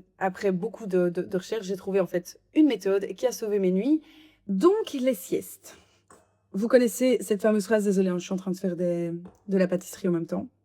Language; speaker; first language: French; native; French